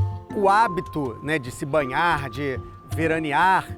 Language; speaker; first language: Portuguese; native; Portuguese